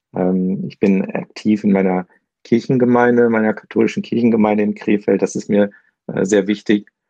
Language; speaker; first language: German; native; German